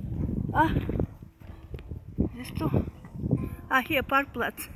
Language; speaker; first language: German; non-native, learner; Russian